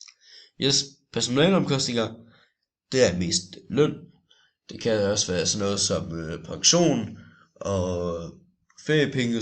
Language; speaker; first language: Danish; native; Danish